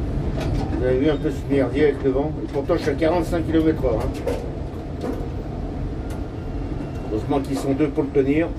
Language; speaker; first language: French; native; French